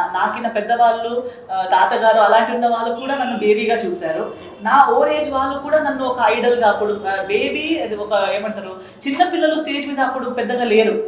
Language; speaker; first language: Telugu; non-native, fluent; Konkani